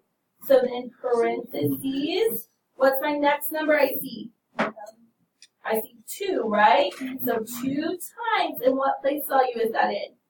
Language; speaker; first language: English; native; English